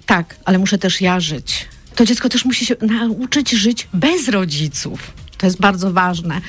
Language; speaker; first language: Polish; native; Polish